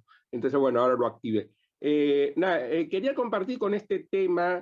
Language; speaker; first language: Spanish; native; Spanish